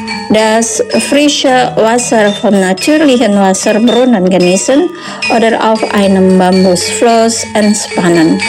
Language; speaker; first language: German; non-native, learner; Indonesian